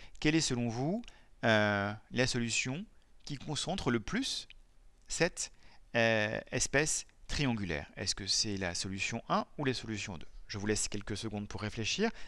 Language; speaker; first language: French; native; French